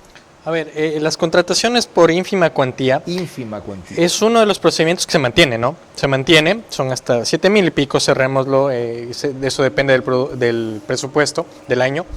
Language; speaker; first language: Spanish; native; Spanish